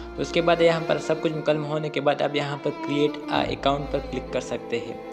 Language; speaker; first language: Urdu; non-native, local second language; Punjabi